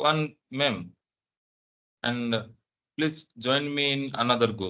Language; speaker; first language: English; non-native, learner; Odia